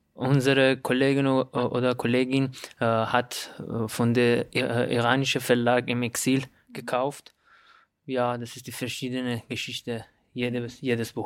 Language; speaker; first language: German; non-native, learner; Persian